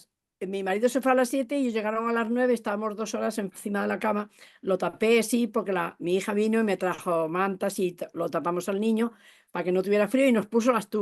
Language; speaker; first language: Spanish; native; Spanish